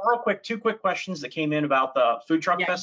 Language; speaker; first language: English; native; English